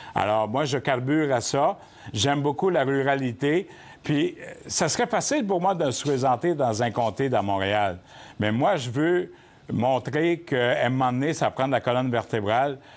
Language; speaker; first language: French; native; French